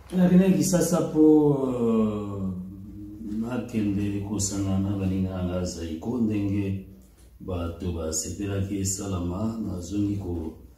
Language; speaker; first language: Lingala; native; Lingala